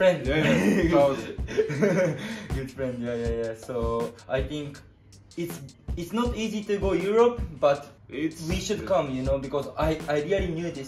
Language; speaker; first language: English; non-native, learner; Japanese